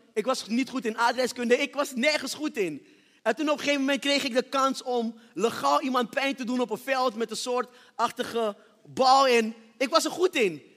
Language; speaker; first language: Dutch; early bilingual, other home language; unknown